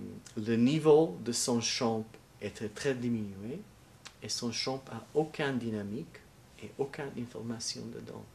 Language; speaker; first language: French; non-native, learner; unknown